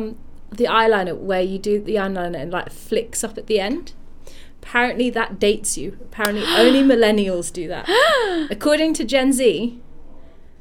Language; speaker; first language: English; native; English